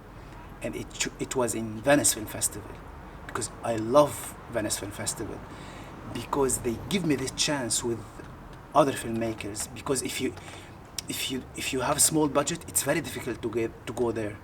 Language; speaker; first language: English; non-native, learner; Arabic